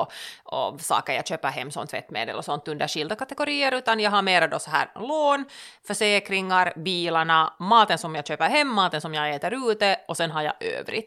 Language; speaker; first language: Swedish; native; Swedish